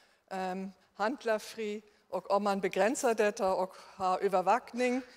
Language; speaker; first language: Swedish; non-native, fluent; German